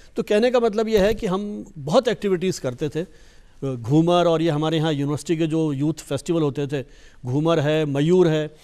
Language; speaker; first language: Hindi; native; Hindi